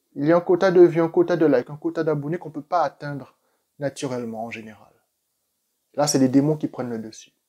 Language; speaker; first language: French; native; French